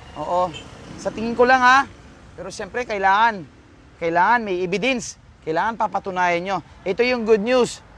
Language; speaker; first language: Filipino; non-native, local second language; Pampanga